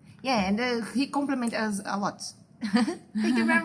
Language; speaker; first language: English; non-native, fluent; Portuguese